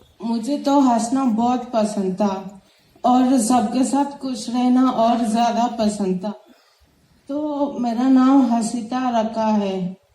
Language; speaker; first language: Hindi; non-native, local second language; Telugu